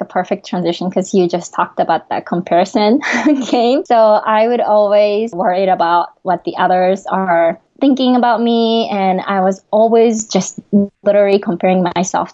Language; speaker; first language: English; non-native, fluent; Japanese